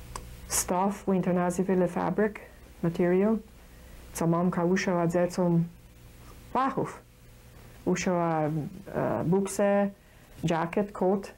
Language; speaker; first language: Polish; early bilingual, heritage; Polish